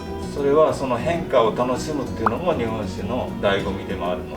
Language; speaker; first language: Japanese; native; Japanese